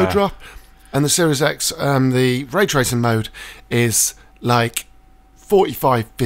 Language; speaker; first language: English; native; English